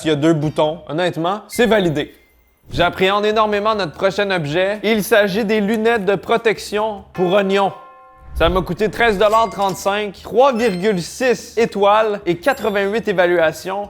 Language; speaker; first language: French; native; French